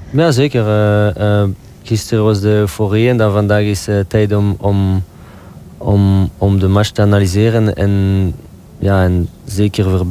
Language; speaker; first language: Dutch; non-native, local second language; French